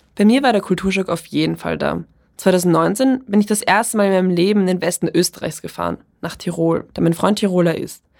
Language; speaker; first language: German; early bilingual, other home language; Polish